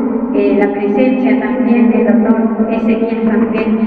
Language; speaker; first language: Spanish; native; Spanish